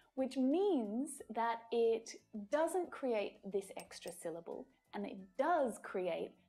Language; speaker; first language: English; native; English